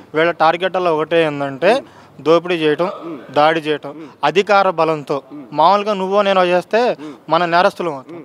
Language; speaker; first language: Telugu; native; Telugu